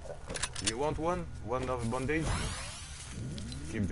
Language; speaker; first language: English; non-native, learner; French